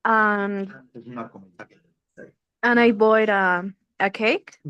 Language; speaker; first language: English; non-native, learner; Spanish